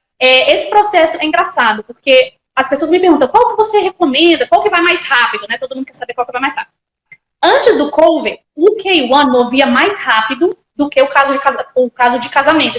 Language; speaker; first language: Portuguese; native; Portuguese